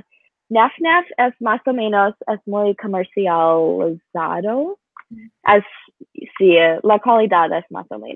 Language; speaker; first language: Spanish; non-native, learner; English